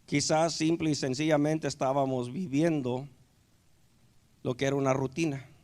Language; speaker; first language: Spanish; native; Spanish